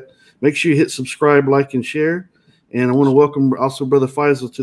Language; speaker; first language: English; native; English